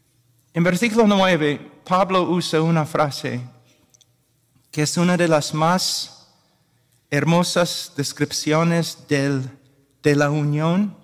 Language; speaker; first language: Spanish; non-native, fluent; English